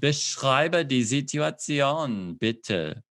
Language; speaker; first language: German; non-native, fluent; English